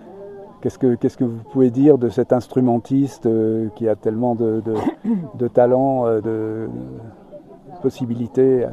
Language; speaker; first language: French; native; French